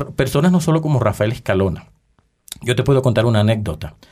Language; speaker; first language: Spanish; native; Spanish